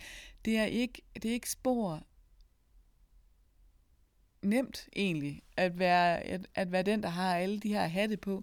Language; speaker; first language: Danish; native; Danish